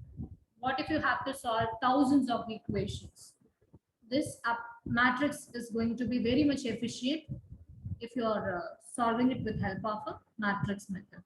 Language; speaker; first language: English; non-native, local second language; Tamil